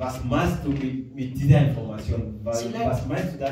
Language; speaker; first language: German; non-native, fluent; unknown